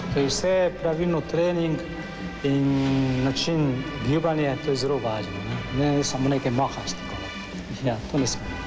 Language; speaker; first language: Slovenian; non-native, fluent; Japanese